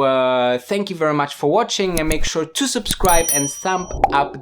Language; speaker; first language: English; non-native, fluent; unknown